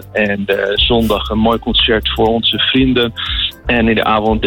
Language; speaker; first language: Dutch; non-native, fluent; Italian